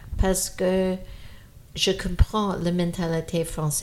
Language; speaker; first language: French; non-native, fluent; English